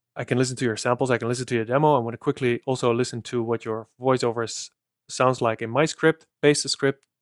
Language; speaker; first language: English; non-native, fluent; Dutch